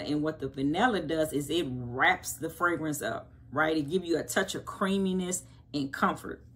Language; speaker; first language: English; native; English